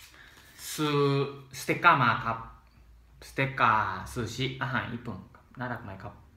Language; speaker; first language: Thai; non-native, learner; Japanese